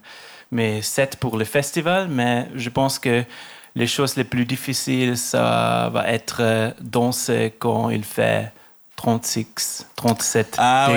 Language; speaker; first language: French; non-native, local second language; German